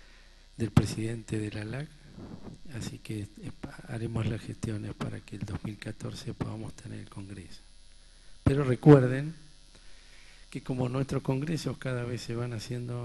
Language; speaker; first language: Spanish; native; Spanish